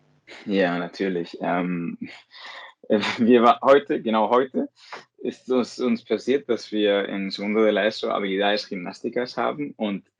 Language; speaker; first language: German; non-native, fluent; Spanish